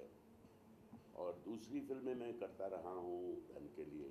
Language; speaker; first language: Hindi; native; Hindi